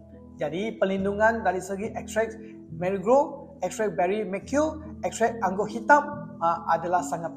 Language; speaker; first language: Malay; non-native, local second language; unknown